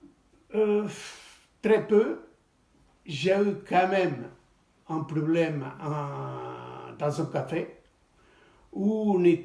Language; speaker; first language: French; non-native, fluent; Portuguese